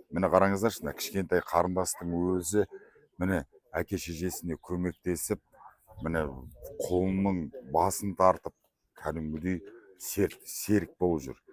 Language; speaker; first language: Kazakh; early bilingual, heritage; Kazakh